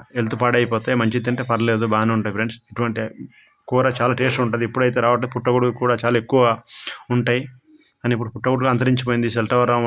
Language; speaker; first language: Telugu; non-native, local second language; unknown